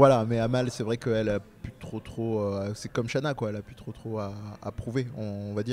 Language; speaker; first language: French; native; French